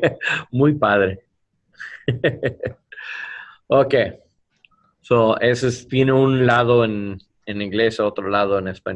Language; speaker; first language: Spanish; non-native, learner; English